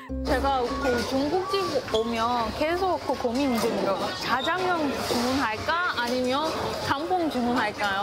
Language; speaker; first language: Korean; non-native, learner; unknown